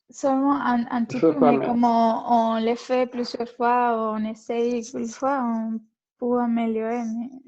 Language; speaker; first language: French; non-native, learner; Spanish